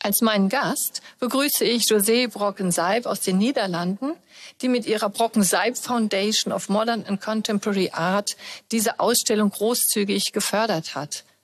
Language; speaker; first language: German; native; German